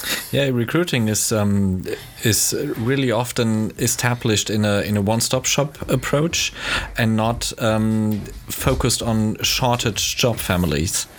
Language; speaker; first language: English; non-native, fluent; German